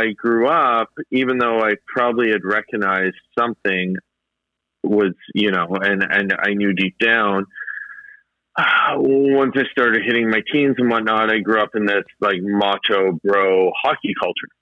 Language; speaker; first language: English; native; English